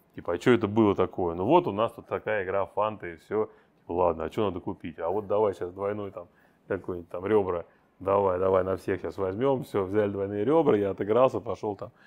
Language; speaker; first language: Russian; native; Russian